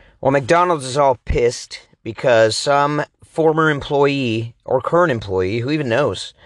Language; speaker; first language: English; native; English